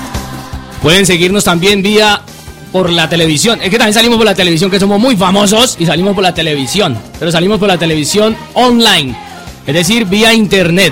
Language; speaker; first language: Spanish; native; Spanish